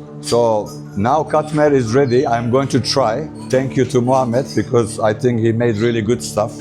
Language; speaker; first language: English; non-native, fluent; Turkish